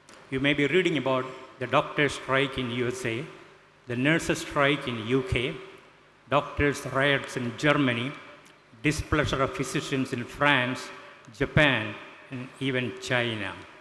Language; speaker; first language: English; non-native, local second language; Malayalam